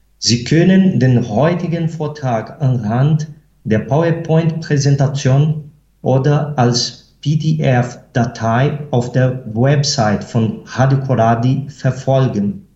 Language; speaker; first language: German; non-native, fluent; Portuguese